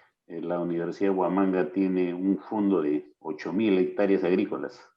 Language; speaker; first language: Spanish; native; Spanish